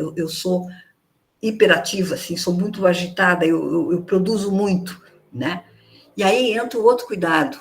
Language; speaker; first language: Portuguese; native; Portuguese